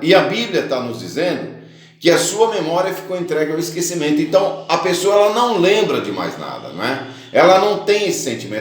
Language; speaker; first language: Portuguese; native; Portuguese